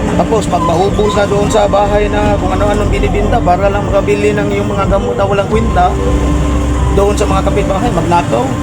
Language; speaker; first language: Filipino; non-native, local second language; Cebuano